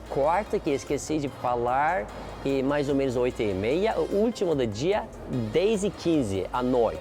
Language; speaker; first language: Portuguese; non-native, learner; Turkish